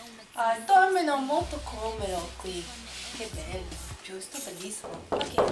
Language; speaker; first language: Italian; non-native, learner; English